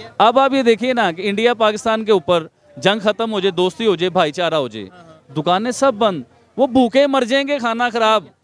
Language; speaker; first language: Urdu; non-native, local second language; Punjabi